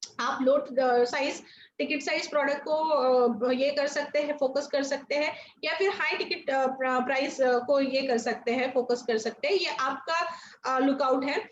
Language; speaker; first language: Hindi; non-native, local second language; Marathi